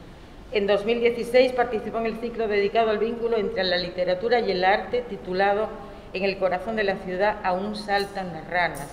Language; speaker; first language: Spanish; native; Spanish